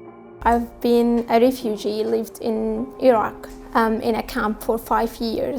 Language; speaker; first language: English; non-native, fluent; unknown